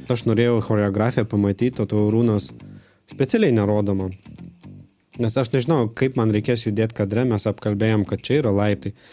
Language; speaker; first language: Lithuanian; non-native, local second language; Russian